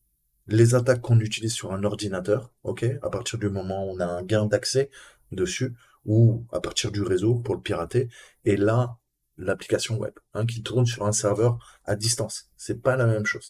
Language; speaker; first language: French; native; French